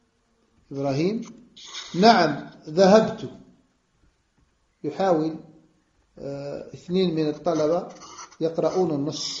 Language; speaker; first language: Arabic; non-native, fluent; French